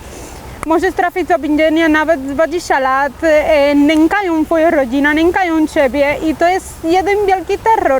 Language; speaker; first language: Polish; non-native, fluent; Spanish